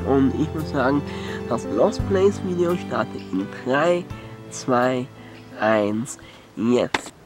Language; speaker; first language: German; non-native, local second language; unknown